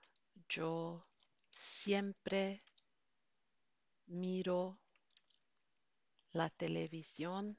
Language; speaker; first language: Spanish; non-native, fluent; Norwegian